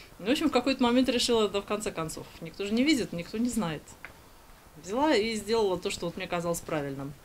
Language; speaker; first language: Russian; native; Russian